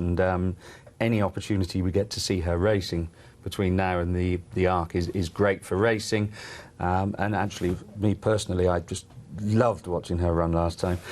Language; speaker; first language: English; native; English